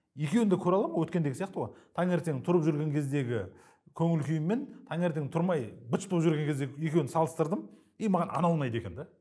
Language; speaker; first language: Kazakh; native; Kazakh